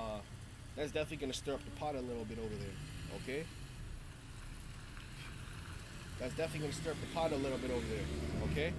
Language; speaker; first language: English; native; English